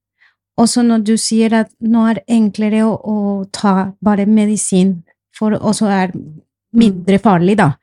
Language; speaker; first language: Norwegian; non-native, fluent; Spanish